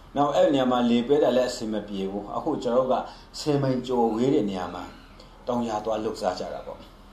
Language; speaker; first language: Burmese; non-native, local second language; Kachin